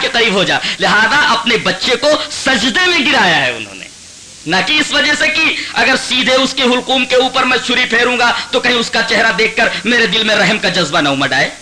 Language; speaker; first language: Urdu; native; Urdu